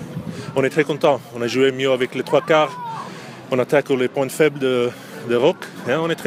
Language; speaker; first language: French; non-native, learner; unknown